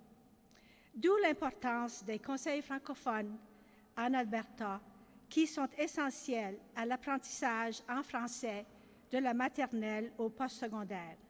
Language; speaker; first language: French; native; French